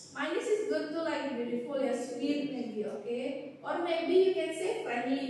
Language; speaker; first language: English; non-native, fluent; Indonesian